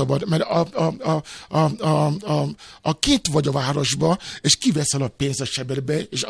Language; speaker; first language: Hungarian; non-native, learner; Yoruba